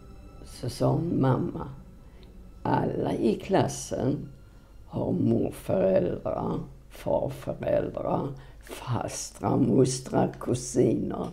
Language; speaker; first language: Swedish; non-native, fluent; Polish